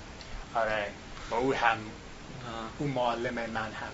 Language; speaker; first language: Persian; non-native, learner; English